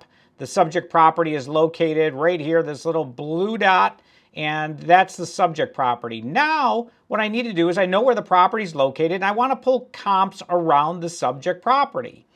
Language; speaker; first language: English; native; English